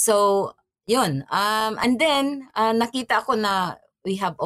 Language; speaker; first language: English; non-native, local second language; Maranao